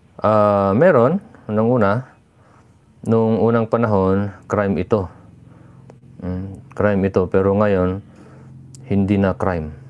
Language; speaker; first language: Filipino; non-native, local second language; Iloko